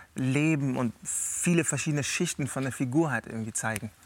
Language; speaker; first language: German; native; German